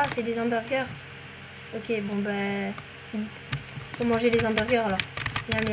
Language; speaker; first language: French; native; French